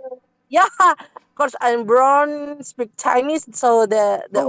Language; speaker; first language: English; non-native, learner; Chinese